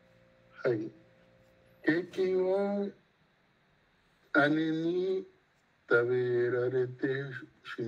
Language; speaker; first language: Japanese; non-native, learner; Spanish